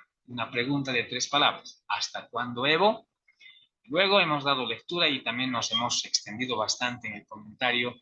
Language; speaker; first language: Spanish; native; Spanish